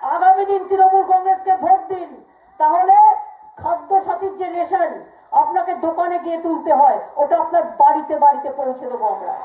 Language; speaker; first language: Bangla; native; Bangla